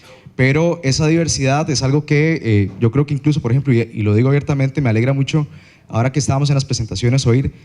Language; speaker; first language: Spanish; native; Spanish